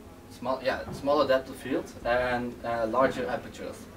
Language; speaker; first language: English; non-native, fluent; Dutch